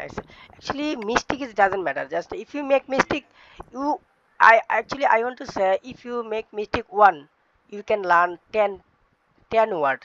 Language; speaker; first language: English; non-native, learner; Bangla